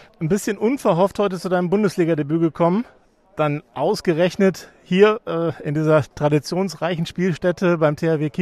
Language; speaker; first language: German; native; German